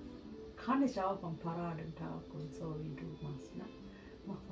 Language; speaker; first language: German; non-native, learner; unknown